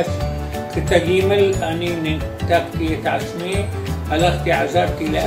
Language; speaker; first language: Hebrew; non-native, fluent; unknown